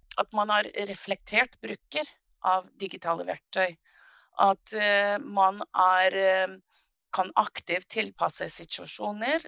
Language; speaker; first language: Norwegian; non-native, fluent; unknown